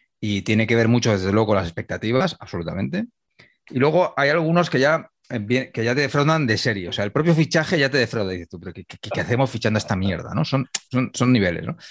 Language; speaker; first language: Spanish; native; Spanish